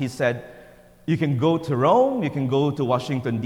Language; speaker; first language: English; non-native, local second language; Filipino